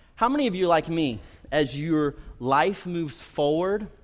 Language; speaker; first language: English; native; English